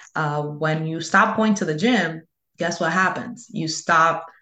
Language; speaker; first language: English; early bilingual, other home language; Spanish